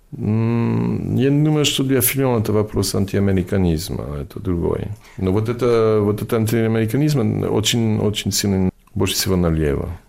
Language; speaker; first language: Russian; non-native, fluent; English